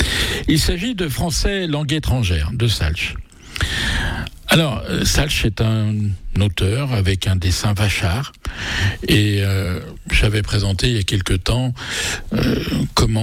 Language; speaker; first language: French; native; French